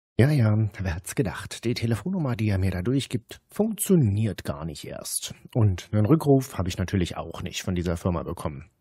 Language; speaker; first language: German; native; German